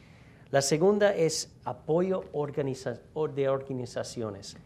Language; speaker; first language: Spanish; non-native, fluent; English